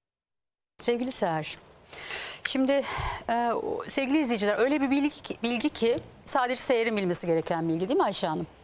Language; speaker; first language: Turkish; native; Turkish